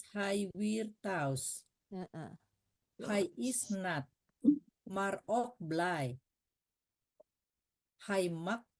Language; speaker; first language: Dutch; non-native, learner; Indonesian